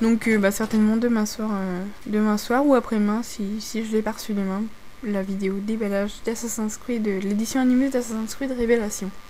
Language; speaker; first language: French; native; French